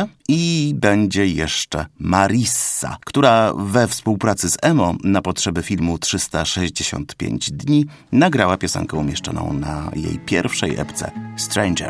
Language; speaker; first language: Polish; native; Polish